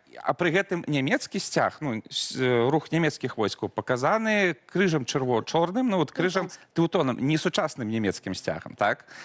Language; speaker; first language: Belarusian; native; Belarusian